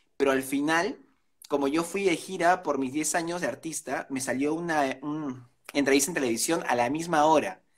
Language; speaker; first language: Spanish; native; Spanish